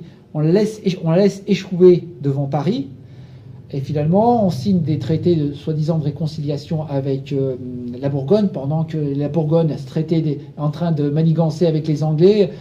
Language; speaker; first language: French; native; French